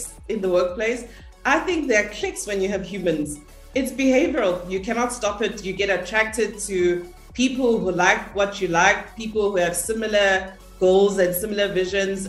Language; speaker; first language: English; non-native, local second language; Zulu